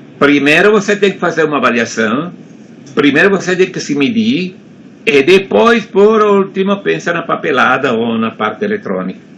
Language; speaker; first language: Portuguese; non-native, fluent; Italian